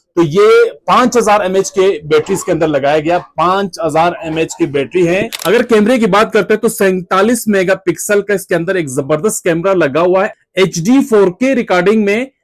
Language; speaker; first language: Urdu; non-native, local second language; Punjabi